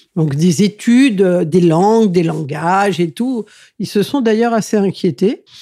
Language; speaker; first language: French; early bilingual, other home language; Catalan